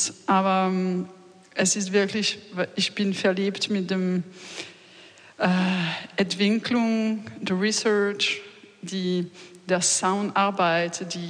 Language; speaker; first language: German; non-native, learner; French